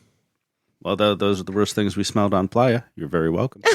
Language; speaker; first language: English; native; English